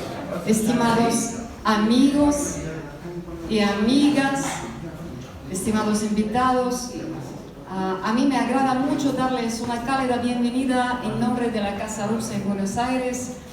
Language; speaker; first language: Spanish; non-native, fluent; Russian